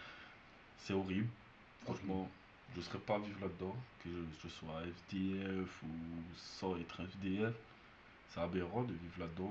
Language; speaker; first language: French; native; French